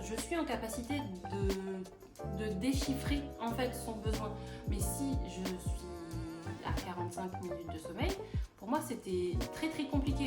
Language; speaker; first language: French; native; French